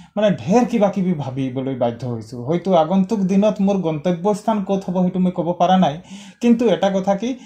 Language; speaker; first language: Assamese; non-native, local second language; Sadri